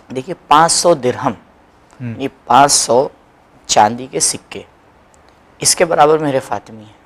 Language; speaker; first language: Urdu; native; Urdu